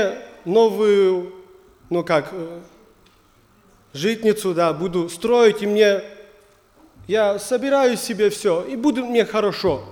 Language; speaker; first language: Russian; non-native, learner; German